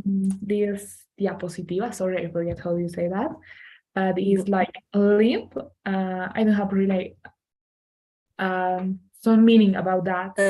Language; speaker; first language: English; non-native, learner; Spanish